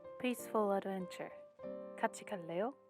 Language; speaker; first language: Korean; early bilingual, heritage; German